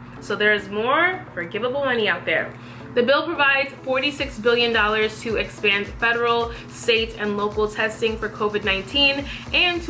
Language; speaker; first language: English; native; English